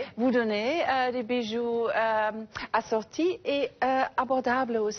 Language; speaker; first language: French; non-native, learner; English